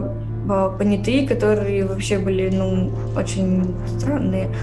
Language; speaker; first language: Russian; native; Russian